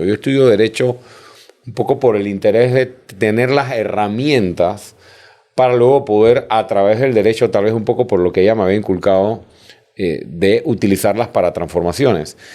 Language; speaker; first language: Spanish; native; Spanish